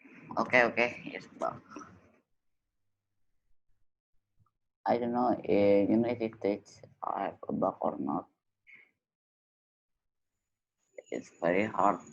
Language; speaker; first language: English; non-native, learner; Indonesian